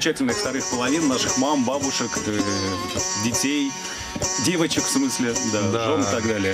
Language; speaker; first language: Russian; native; Russian